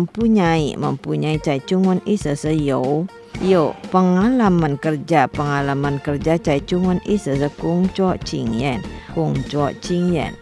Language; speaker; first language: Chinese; non-native, fluent; Indonesian